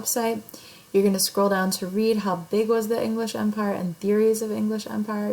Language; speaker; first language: English; native; English